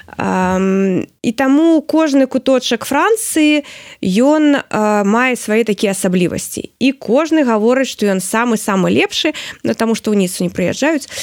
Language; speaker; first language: Belarusian; non-native, local second language; Russian